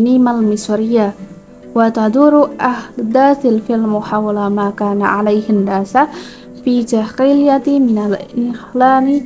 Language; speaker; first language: Arabic; non-native, learner; Indonesian